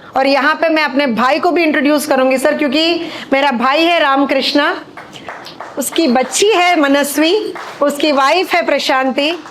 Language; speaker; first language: Hindi; non-native, local second language; Telugu